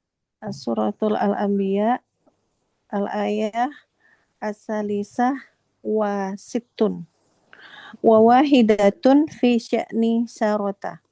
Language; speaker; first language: Arabic; non-native, learner; Indonesian